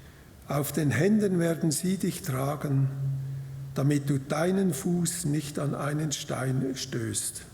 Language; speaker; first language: German; native; German